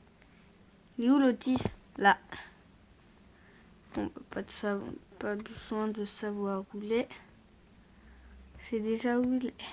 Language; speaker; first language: French; native; French